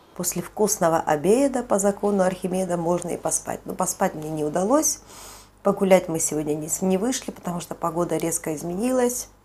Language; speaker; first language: Russian; non-native, local second language; Georgian